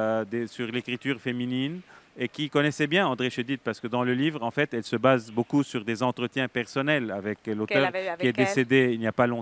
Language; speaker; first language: French; native; French